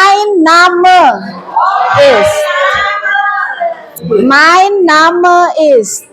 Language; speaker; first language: German; non-native, learner; Indonesian